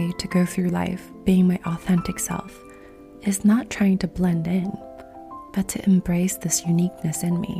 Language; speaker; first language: English; non-native, fluent; Korean